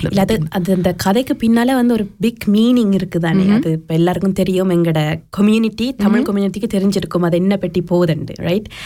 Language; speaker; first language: Tamil; early bilingual, heritage; Tamil